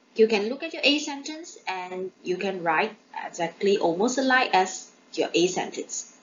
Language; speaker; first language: English; non-native, local second language; Chinese